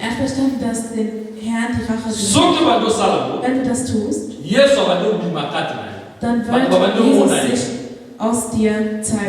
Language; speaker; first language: German; non-native, fluent; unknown